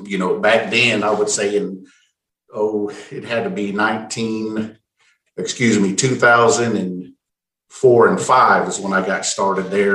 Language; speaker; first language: English; native; English